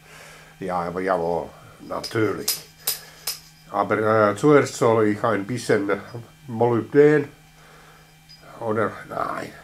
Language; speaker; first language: German; non-native, learner; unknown